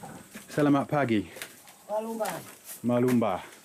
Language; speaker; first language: Indonesian; non-native, learner; English